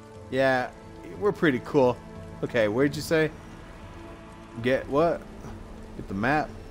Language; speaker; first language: English; native; English